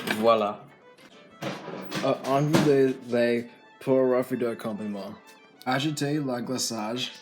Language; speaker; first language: French; non-native, learner; English